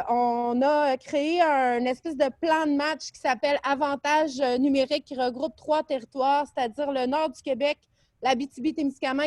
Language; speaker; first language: French; native; French